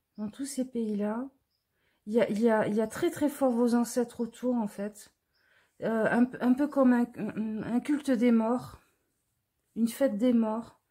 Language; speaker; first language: French; native; French